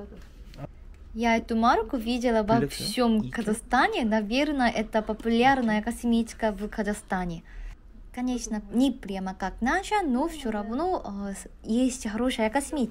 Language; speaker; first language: Russian; non-native, learner; Korean